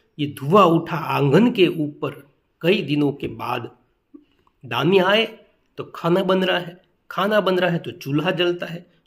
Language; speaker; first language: Hindi; non-native, local second language; Gujarati